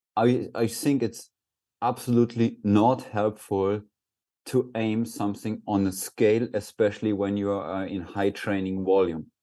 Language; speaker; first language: English; non-native, fluent; German